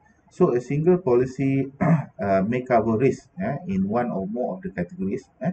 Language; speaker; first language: English; non-native, local second language; Malay